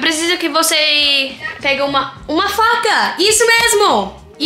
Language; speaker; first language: Portuguese; non-native, fluent; English